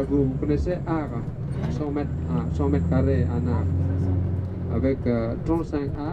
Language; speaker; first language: French; non-native, learner; Balinese